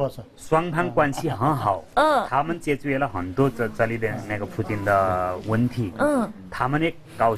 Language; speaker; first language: Chinese; non-native, learner; Nepali